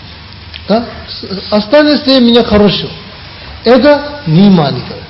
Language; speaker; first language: Russian; non-native, learner; Tibetan